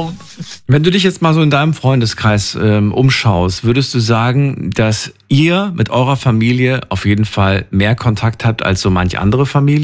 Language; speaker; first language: German; native; German